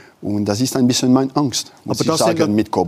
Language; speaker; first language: German; non-native, local second language; French